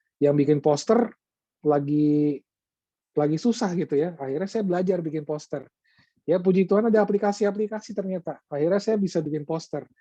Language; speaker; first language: Indonesian; native; Indonesian